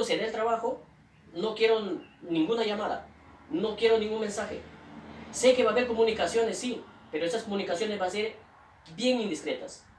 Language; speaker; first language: Spanish; native; Spanish